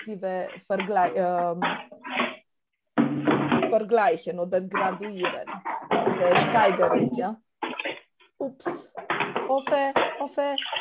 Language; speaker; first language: German; non-native, fluent; Romanian